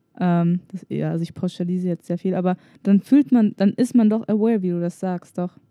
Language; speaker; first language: German; native; German